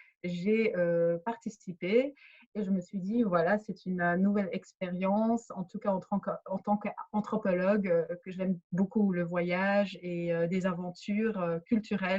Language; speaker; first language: French; early bilingual, other home language; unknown